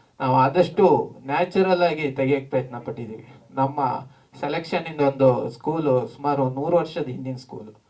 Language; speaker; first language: Kannada; native; Kannada